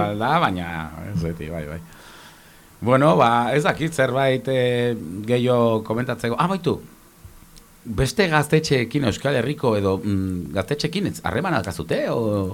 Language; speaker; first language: Basque; non-native, local second language; Spanish